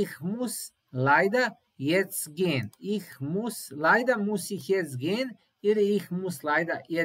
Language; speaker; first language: German; non-native, learner; Serbian